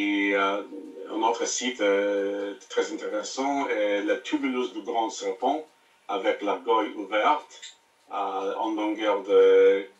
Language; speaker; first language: French; non-native, learner; English